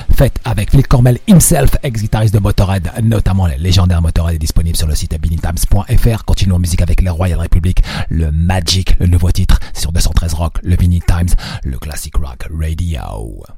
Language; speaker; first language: French; non-native, local second language; Arabic